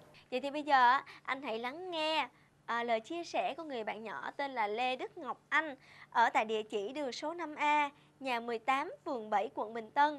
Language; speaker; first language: Vietnamese; native; Vietnamese